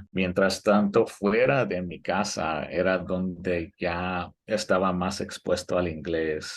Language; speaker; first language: Spanish; early bilingual, heritage; Spanish